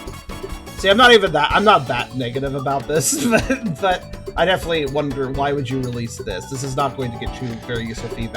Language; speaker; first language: English; native; English